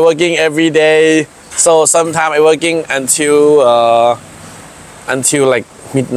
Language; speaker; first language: English; non-native, learner; Thai